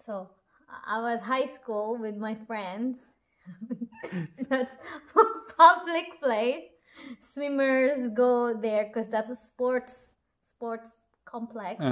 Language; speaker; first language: English; non-native, local second language; Cebuano